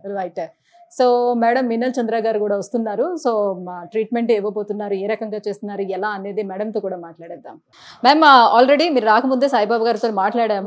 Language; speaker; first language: Telugu; native; Telugu